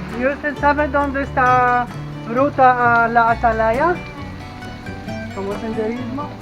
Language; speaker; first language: Spanish; non-native, learner; Polish